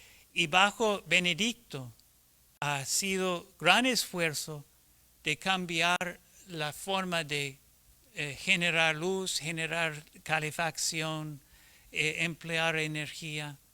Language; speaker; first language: Spanish; non-native, fluent; English